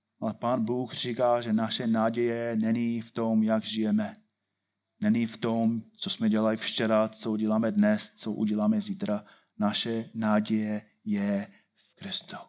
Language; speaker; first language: Czech; non-native, fluent; English